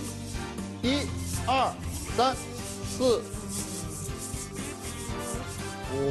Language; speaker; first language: Chinese; native; Chinese